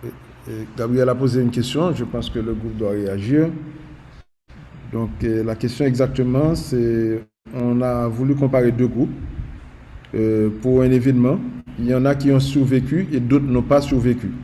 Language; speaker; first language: French; non-native, local second language; Haitian Creole